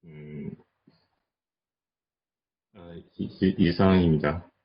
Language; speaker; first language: Korean; non-native, learner; Chinese